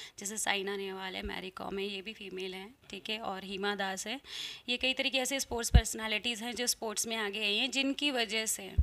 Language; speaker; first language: Hindi; native; Hindi